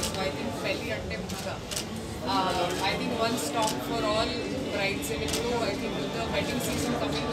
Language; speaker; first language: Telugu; non-native, learner; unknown